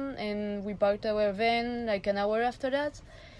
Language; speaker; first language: English; non-native, learner; French